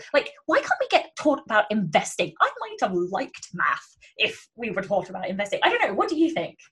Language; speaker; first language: English; native; English